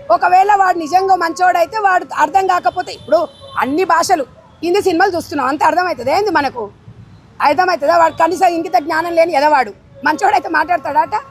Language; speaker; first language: Telugu; native; Telugu